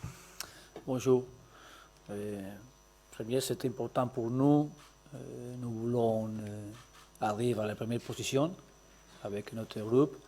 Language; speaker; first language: French; non-native, learner; Spanish